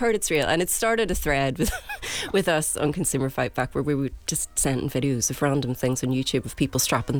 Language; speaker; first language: English; native; English